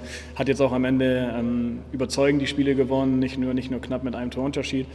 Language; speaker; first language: German; native; German